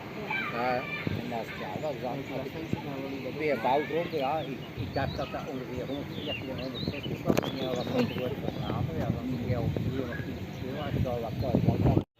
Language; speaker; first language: Dutch; native; Dutch